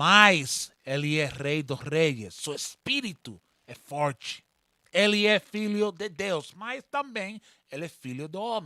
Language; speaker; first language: Portuguese; non-native, learner; Spanish